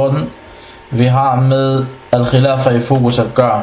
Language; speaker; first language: Danish; non-native, fluent; Arabic